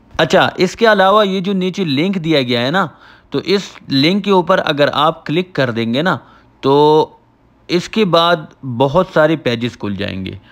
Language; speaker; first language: Urdu; native; Urdu